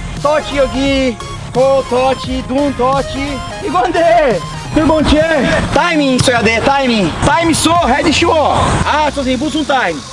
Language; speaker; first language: Korean; non-native, learner; Portuguese